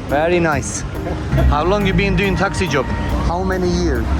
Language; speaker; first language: English; non-native, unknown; Turkish